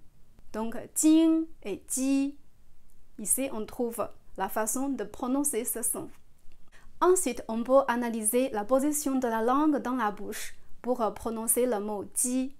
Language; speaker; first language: French; non-native, fluent; Chinese